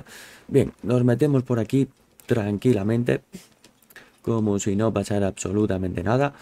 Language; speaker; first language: Spanish; native; Spanish